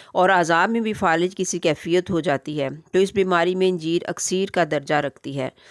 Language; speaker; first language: Urdu; native; Urdu